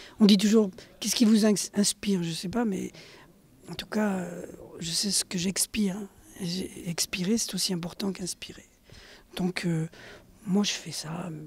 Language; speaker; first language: French; early bilingual, other home language; Spanish